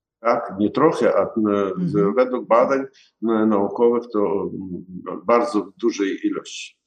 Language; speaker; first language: Polish; non-native, learner; Ukrainian